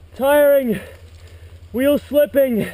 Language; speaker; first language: English; native; English